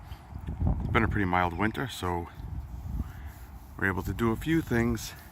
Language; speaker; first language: English; native; English